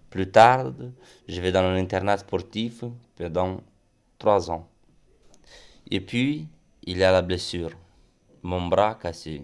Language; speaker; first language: French; non-native, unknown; Romanian